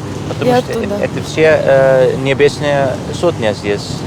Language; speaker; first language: Russian; non-native, learner; Dutch